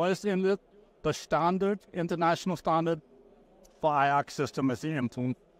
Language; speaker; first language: German; non-native, learner; English